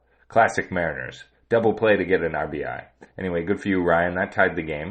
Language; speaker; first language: English; native; English